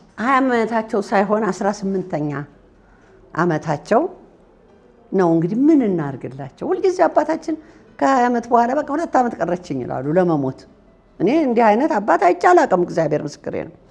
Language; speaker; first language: Amharic; non-native, local second language; Tigrinya